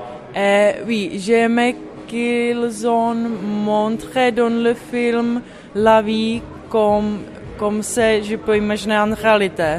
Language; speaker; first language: French; non-native, learner; Czech